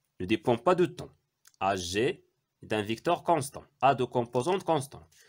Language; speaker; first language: French; non-native, local second language; Arabic